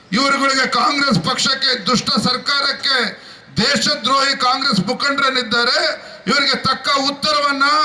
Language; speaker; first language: Kannada; native; Kannada